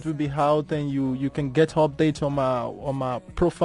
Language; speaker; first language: English; non-native, local second language; Yoruba